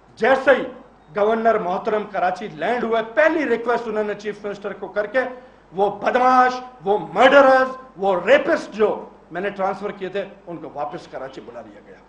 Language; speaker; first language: Urdu; non-native, local second language; Sindhi